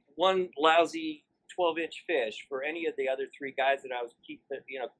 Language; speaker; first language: English; native; English